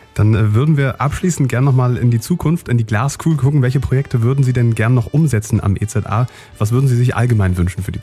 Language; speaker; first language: German; native; German